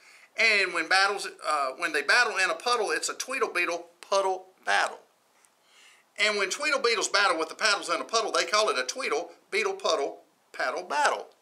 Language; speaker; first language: English; native; English